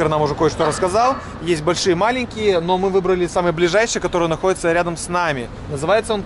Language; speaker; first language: Russian; native; Russian